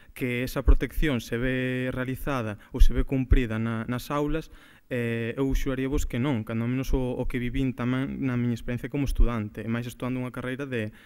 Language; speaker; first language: Galician; native; Galician